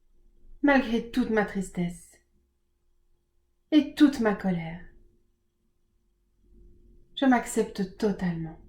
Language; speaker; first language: French; native; French